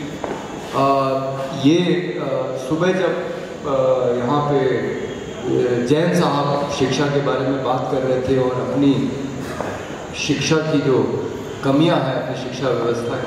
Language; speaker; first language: Hindi; native; Hindi